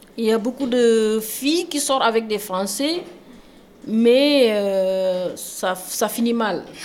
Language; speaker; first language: French; non-native, local second language; Wolof